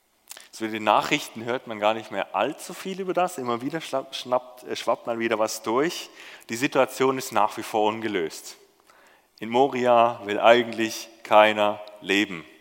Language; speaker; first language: German; native; German